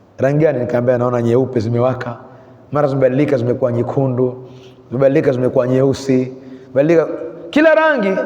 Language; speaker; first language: Swahili; native; Swahili